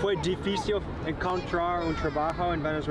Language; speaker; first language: Spanish; non-native, learner; English